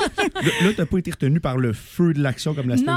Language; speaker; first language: French; native; French